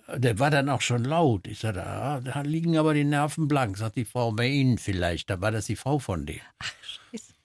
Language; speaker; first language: German; native; German